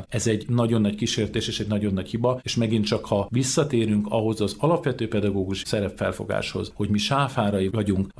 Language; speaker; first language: Hungarian; native; Hungarian